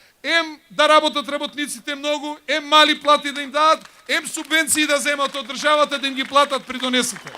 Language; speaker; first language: Macedonian; native; Macedonian